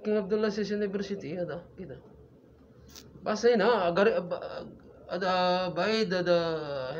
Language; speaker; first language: Arabic; non-native, learner; Filipino